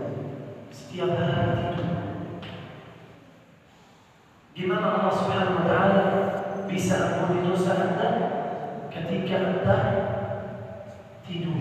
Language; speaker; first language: Indonesian; non-native, learner; Arabic